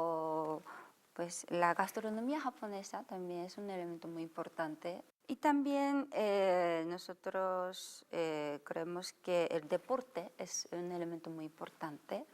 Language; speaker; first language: Spanish; non-native, fluent; Japanese